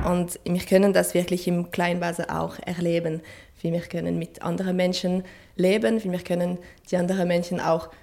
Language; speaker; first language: German; non-native, fluent; French